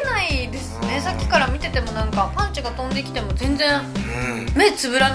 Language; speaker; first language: Japanese; native; Japanese